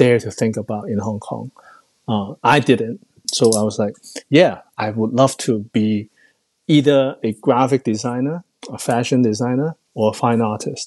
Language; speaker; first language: English; non-native, local second language; Cantonese